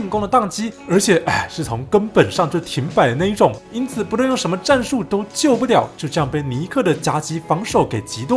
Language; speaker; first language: Chinese; native; Chinese